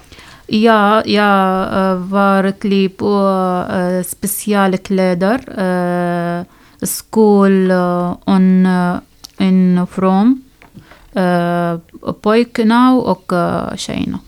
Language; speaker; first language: Swedish; non-native, learner; Arabic